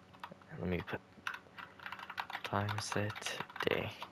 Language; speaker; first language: English; native; English